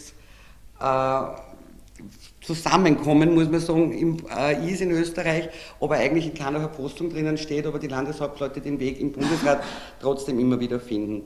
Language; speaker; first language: German; native; German